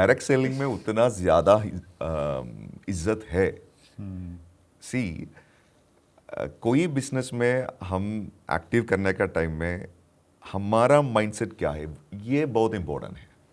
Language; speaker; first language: Hindi; non-native, local second language; Malayalam